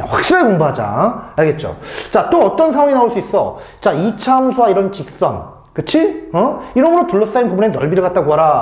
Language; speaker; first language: Korean; native; Korean